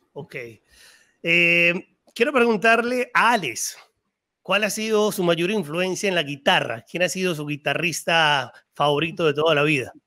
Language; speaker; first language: Spanish; native; Spanish